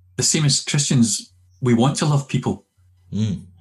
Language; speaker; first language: English; native; English